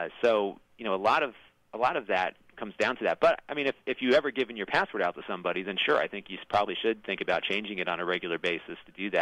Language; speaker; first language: English; native; English